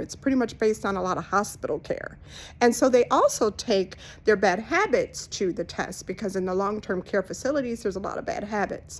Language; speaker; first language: English; native; English